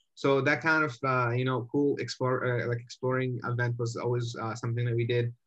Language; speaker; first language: English; native; English